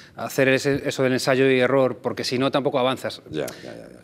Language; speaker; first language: Spanish; native; Spanish